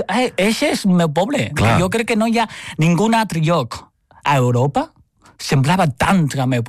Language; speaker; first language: Catalan; non-native, fluent; Chinese